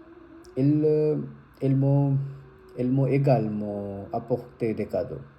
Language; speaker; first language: French; non-native, learner; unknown